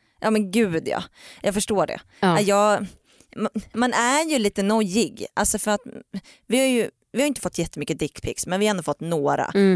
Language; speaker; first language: Swedish; native; Swedish